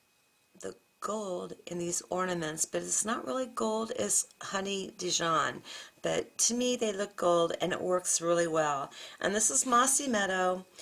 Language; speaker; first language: English; native; English